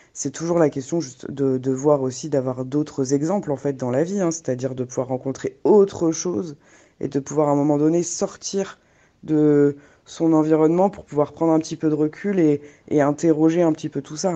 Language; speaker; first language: French; native; French